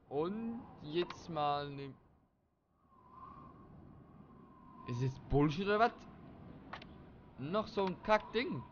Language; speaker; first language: German; native; German